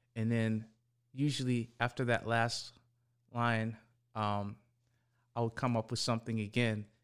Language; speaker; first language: English; early bilingual, other home language; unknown